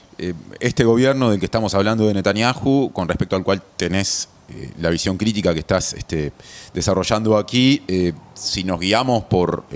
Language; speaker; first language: Spanish; native; Spanish